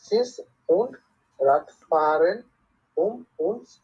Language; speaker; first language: German; non-native, learner; Bangla